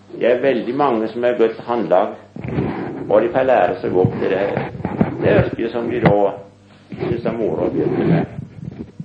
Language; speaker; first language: Norwegian; native; Norwegian